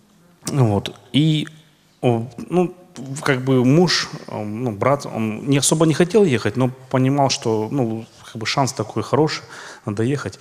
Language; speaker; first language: Russian; native; Russian